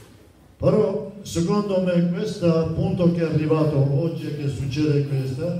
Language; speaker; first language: Italian; non-native, fluent; Kurdish